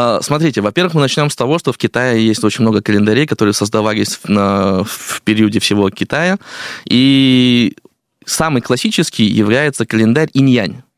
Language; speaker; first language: Russian; non-native, fluent; Chinese